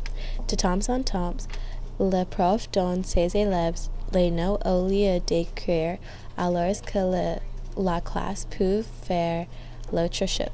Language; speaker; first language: French; non-native, learner; English